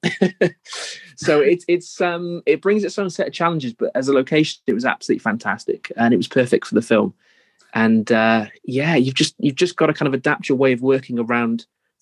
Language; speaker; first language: English; native; English